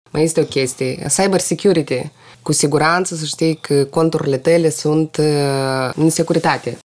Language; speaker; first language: Romanian; non-native, local second language; Russian